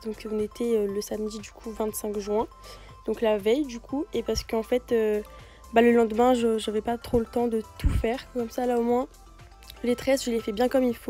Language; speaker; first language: French; native; French